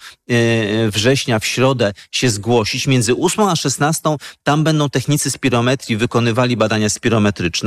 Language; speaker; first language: Polish; native; Polish